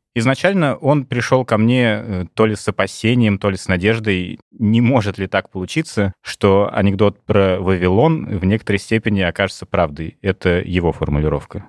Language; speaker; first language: Russian; native; Russian